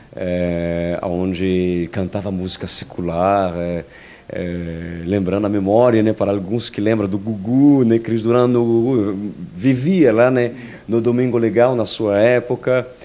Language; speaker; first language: Portuguese; non-native, fluent; French